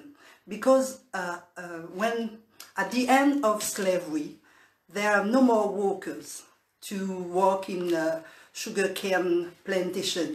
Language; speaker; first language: English; non-native, learner; French